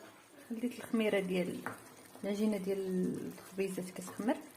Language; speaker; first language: Arabic; native; Arabic